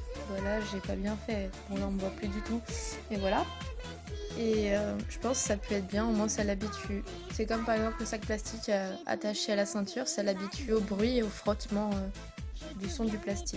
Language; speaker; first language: French; native; French